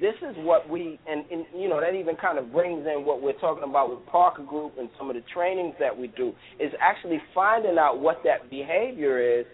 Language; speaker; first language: English; native; English